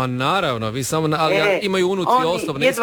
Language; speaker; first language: Serbian; native; Serbian